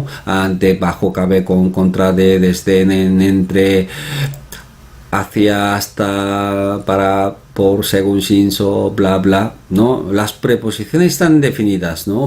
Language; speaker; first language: Spanish; non-native, fluent; Korean